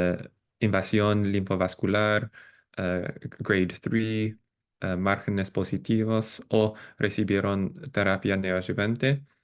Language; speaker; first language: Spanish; non-native, fluent; English